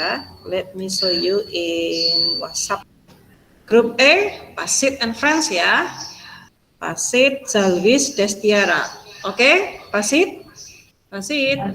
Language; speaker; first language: English; non-native, fluent; Indonesian